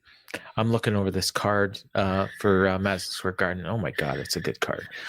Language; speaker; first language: English; native; English